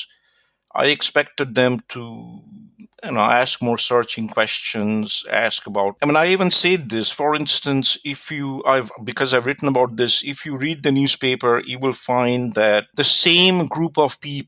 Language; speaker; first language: English; non-native, local second language; Bangla